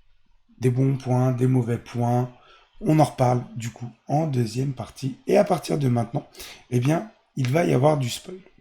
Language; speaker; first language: French; native; French